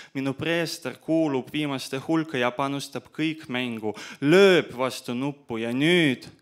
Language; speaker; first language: Estonian; non-native, local second language; Russian